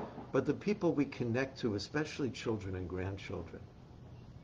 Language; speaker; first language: English; native; English